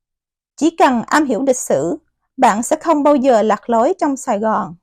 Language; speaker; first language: Vietnamese; native; Vietnamese